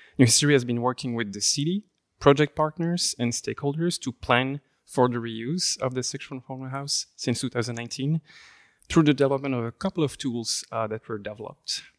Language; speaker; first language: English; non-native, fluent; French